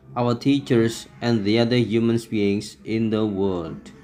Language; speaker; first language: English; non-native, fluent; Indonesian